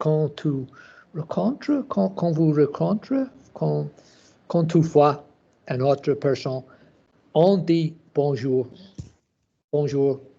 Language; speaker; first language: French; non-native, learner; English